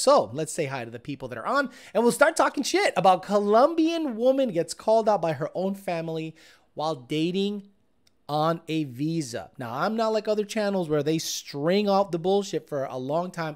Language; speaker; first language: English; native; English